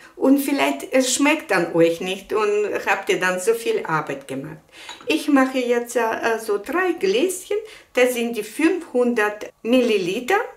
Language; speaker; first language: German; non-native, fluent; Russian